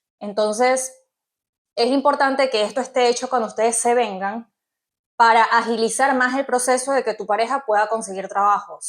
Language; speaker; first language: Spanish; native; Spanish